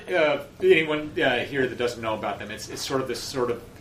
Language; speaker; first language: English; native; English